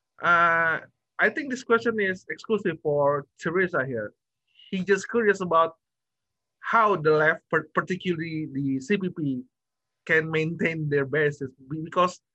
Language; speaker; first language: English; non-native, fluent; Indonesian